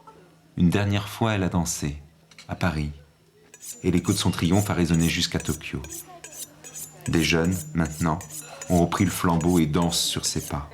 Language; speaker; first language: French; native; French